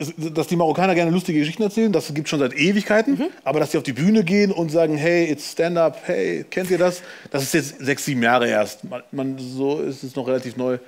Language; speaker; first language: German; early bilingual, other home language; Arabic